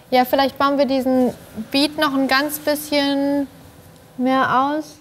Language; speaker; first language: German; native; German